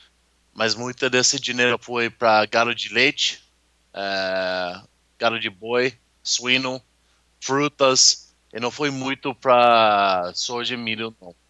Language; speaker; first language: Portuguese; non-native, learner; English